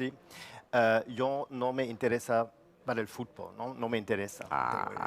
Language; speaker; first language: Spanish; non-native, fluent; German